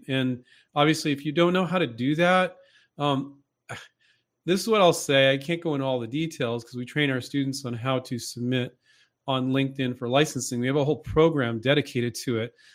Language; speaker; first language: English; native; English